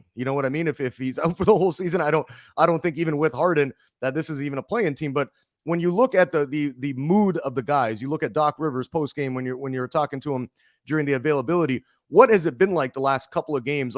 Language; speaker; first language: English; native; English